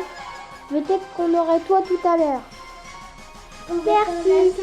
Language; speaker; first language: French; native; French